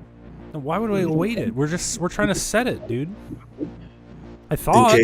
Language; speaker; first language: English; native; English